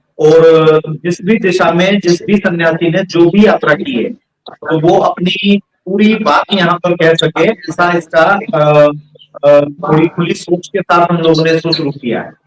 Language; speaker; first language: Hindi; native; Hindi